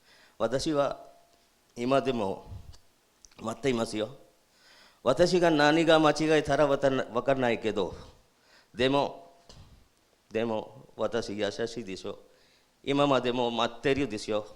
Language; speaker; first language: Japanese; non-native, learner; Urdu